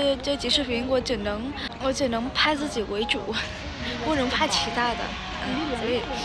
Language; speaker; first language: Chinese; non-native, fluent; Vietnamese